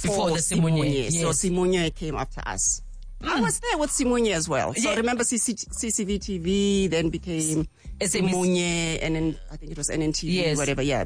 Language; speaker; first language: English; non-native, local second language; Tswana